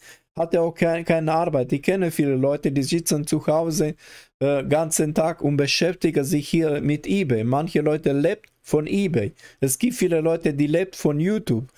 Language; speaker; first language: German; non-native, learner; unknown